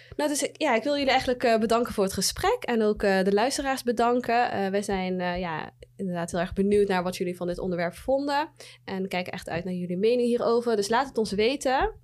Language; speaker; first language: Dutch; early bilingual, other home language; Somali